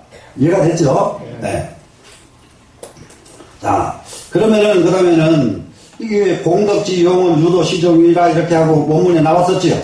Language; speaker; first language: Korean; native; Korean